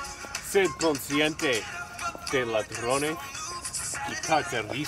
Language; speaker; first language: Spanish; non-native, learner; English